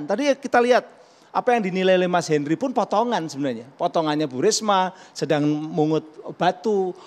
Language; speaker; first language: Indonesian; native; Indonesian